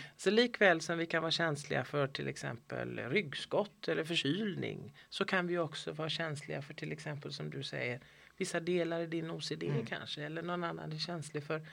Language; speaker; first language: Swedish; native; Swedish